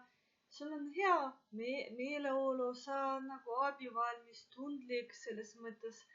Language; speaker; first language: Estonian; non-native, local second language; Russian